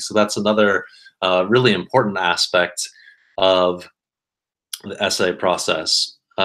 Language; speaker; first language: English; native; English